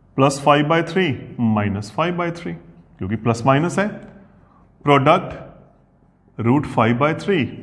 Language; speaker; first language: Hindi; non-native, local second language; Punjabi